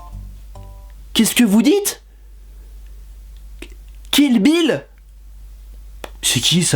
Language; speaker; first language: French; native; French